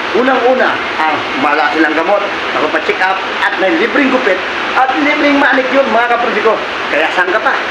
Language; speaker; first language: Filipino; native; Filipino